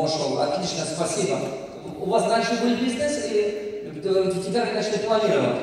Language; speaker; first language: Russian; non-native, local second language; Tajik